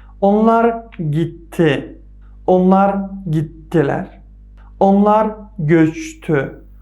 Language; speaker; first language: Turkish; non-native, fluent; Persian